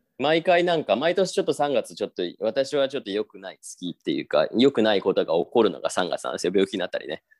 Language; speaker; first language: Japanese; native; Japanese